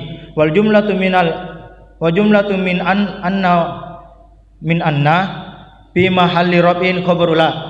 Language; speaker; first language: Arabic; non-native, learner; Indonesian